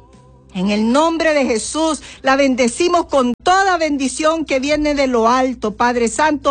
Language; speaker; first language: Spanish; native; Spanish